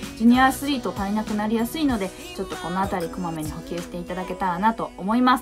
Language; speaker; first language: Japanese; native; Japanese